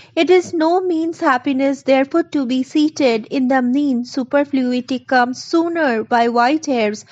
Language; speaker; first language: English; non-native, local second language; Bangla